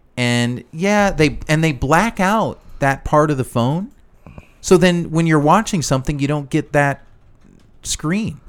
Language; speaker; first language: English; native; English